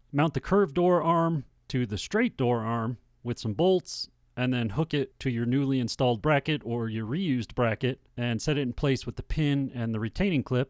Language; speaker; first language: English; native; English